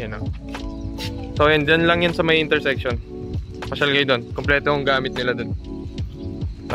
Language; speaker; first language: Filipino; native; Filipino